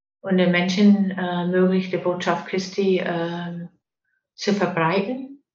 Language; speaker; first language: German; non-native, fluent; English